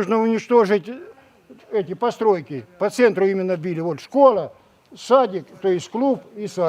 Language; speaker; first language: Russian; native; Russian